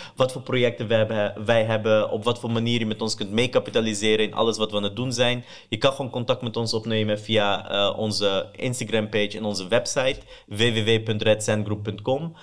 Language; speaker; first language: Dutch; early bilingual, other home language; Persian